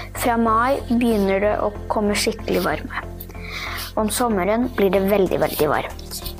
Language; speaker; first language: Norwegian; early bilingual, heritage; Norwegian